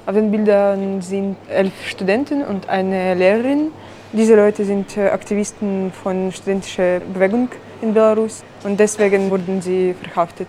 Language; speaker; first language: German; non-native, learner; Belarusian